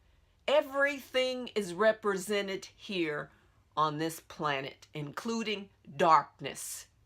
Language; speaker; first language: English; native; English